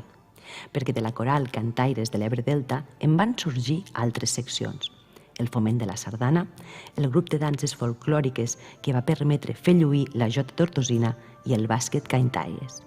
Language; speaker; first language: Catalan; native; Catalan